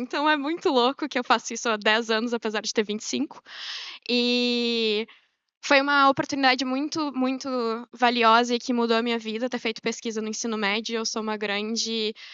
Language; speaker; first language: Portuguese; native; Portuguese